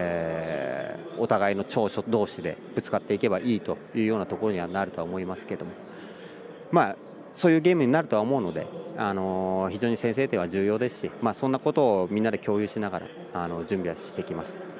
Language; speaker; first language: Japanese; native; Japanese